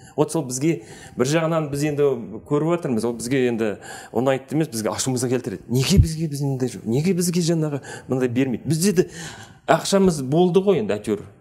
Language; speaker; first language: Kazakh; native; Kazakh